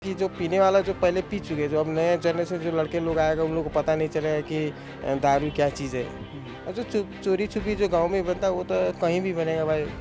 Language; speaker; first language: Hindi; non-native, fluent; Nepali